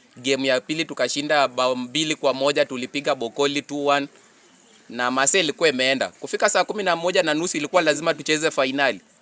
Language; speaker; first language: Swahili; non-native, local second language; Luyia